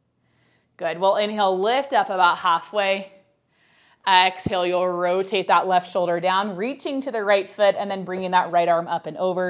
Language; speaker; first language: English; native; English